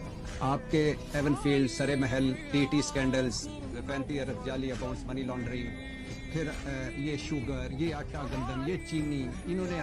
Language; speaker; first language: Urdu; non-native, local second language; Punjabi